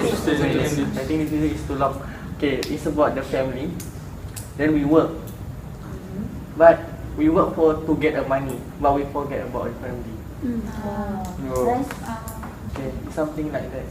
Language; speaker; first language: English; non-native, local second language; Malay